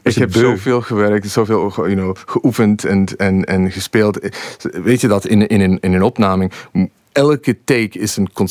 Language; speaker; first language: Dutch; non-native, fluent; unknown